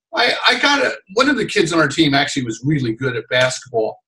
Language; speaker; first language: English; native; English